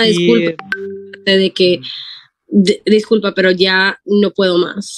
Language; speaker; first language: Spanish; early bilingual, heritage; Spanish